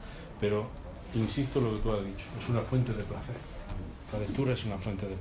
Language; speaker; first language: Spanish; native; Spanish